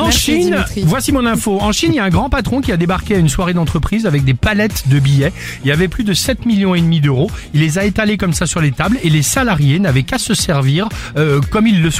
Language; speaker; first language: French; native; French